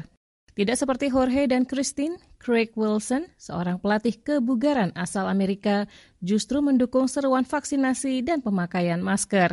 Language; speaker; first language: Indonesian; native; Indonesian